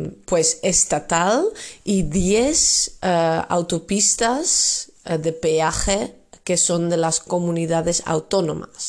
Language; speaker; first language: Spanish; non-native, fluent; Dutch